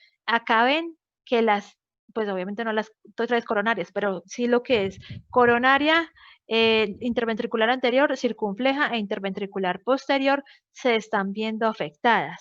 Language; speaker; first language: Spanish; native; Spanish